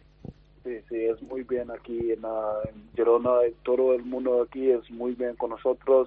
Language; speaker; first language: Spanish; non-native, learner; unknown